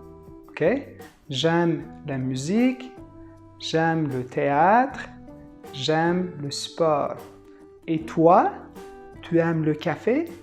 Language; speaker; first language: French; non-native, fluent; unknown